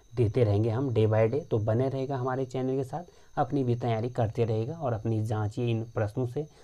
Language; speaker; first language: Hindi; native; Hindi